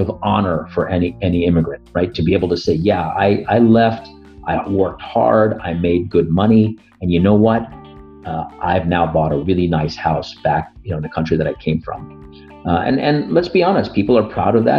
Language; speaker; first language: English; native; English